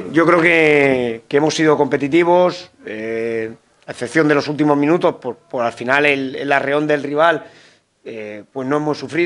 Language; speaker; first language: Spanish; native; Spanish